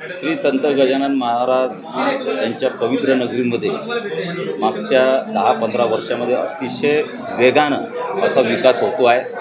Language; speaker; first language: Marathi; native; Marathi